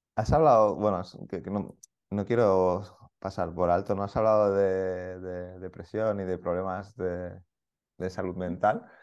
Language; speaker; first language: Spanish; native; Spanish